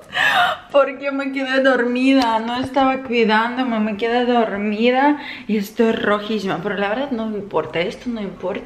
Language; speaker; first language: Spanish; non-native, fluent; Russian